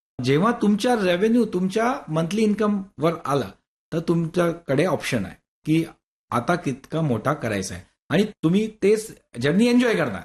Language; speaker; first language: Marathi; non-native, local second language; Hindi